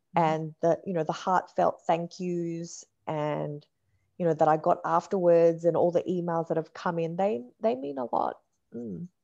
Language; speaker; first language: English; native; English